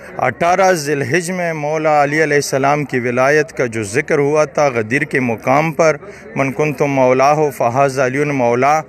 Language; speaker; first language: Urdu; non-native, local second language; Pashto